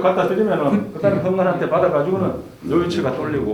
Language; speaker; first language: Korean; native; Korean